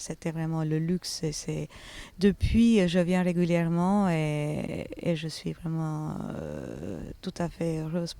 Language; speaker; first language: French; non-native, fluent; Albanian